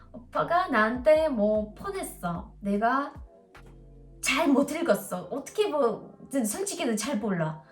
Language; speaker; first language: Korean; non-native, learner; Russian